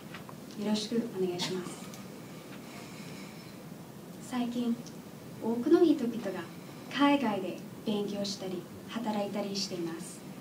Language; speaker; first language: Japanese; non-native, learner; English